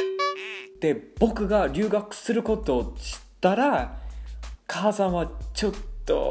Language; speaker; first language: Japanese; non-native, fluent; English